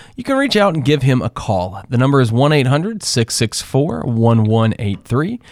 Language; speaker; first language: English; native; English